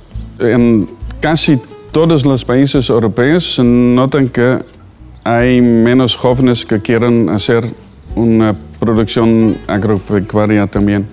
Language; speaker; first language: Spanish; non-native, learner; Dutch